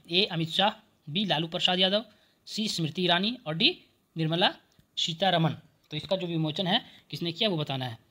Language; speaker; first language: Hindi; native; Hindi